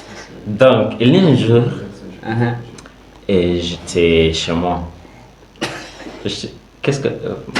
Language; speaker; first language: French; non-native, learner; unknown